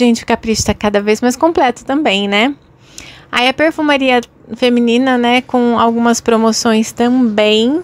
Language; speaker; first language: Portuguese; native; Portuguese